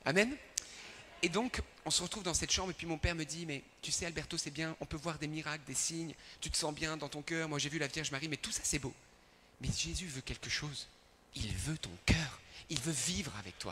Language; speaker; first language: French; early bilingual, other home language; Arabic